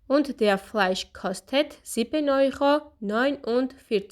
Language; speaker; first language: German; non-native, fluent; Georgian